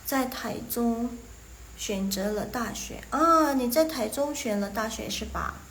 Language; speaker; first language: Chinese; non-native, fluent; Indonesian